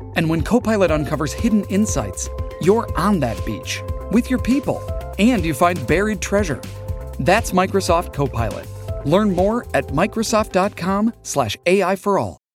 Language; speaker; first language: English; early bilingual, other home language; Filipino